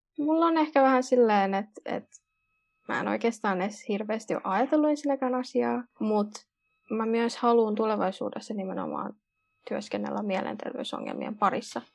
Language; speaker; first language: Finnish; early bilingual, other home language; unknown